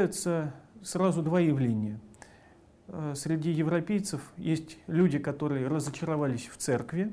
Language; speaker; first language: Russian; native; Russian